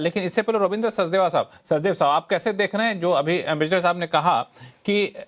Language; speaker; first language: Hindi; native; Hindi